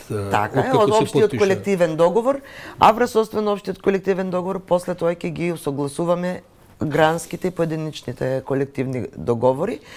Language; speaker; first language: Macedonian; native; Macedonian